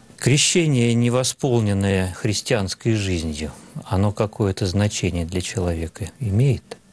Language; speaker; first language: Russian; native; Russian